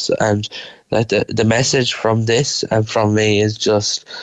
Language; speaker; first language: English; native; English